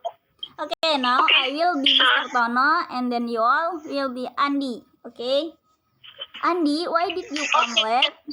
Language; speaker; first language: English; non-native, learner; Indonesian